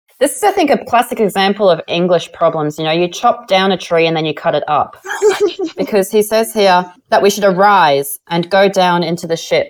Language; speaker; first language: English; native; English